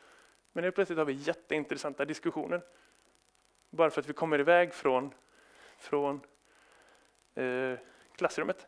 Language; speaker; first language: Swedish; native; Swedish